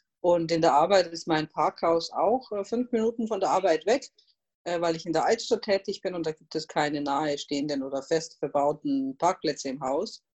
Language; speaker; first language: German; non-native, fluent; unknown